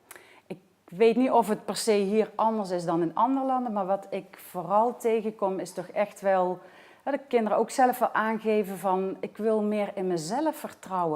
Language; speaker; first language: Dutch; native; Dutch